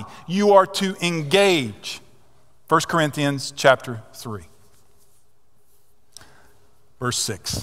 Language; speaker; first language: English; native; English